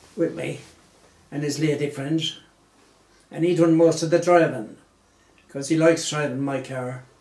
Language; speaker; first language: English; native; English